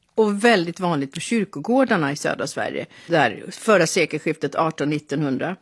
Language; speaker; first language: Swedish; native; Swedish